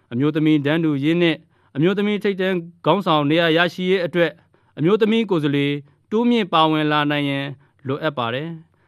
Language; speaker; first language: Burmese; non-native, local second language; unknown